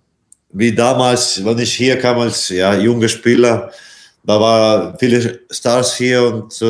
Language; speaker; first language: German; non-native, fluent; Latvian